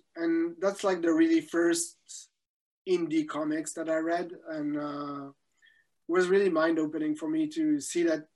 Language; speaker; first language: English; non-native, fluent; French